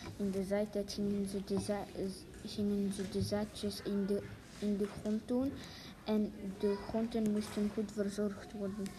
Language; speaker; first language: Dutch; non-native, local second language; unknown